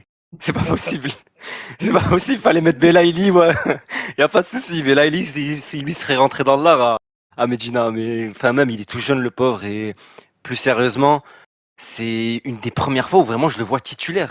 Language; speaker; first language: French; native; French